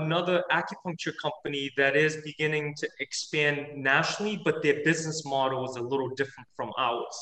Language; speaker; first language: English; native; English